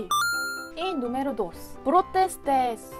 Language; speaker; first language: Spanish; non-native, learner; Korean